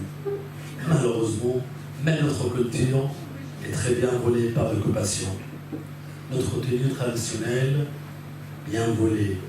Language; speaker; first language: French; non-native, fluent; Arabic